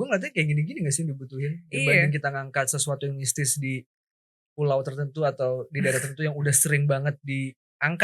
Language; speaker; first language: Indonesian; native; Indonesian